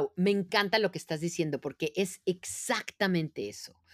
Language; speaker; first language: Spanish; native; Spanish